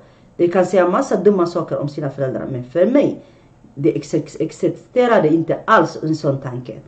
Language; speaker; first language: Swedish; non-native, fluent; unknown